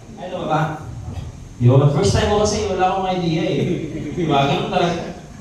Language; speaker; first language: Filipino; non-native, local second language; Masbatenyo